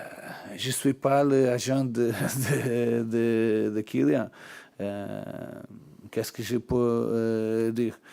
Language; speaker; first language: French; non-native, learner; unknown